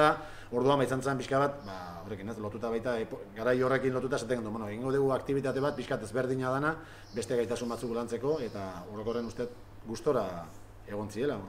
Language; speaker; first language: Basque; native; Basque